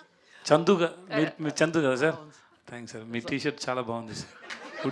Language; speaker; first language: Telugu; non-native, learner; Tamil